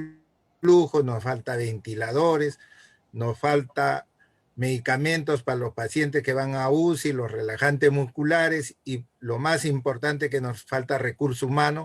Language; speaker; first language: Spanish; native; Spanish